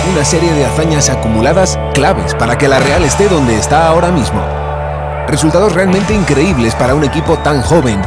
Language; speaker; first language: Spanish; native; Spanish